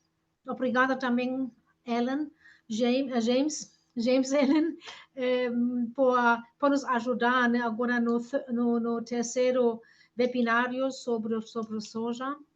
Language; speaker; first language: Portuguese; non-native, fluent; German